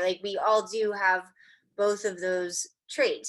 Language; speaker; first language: English; native; English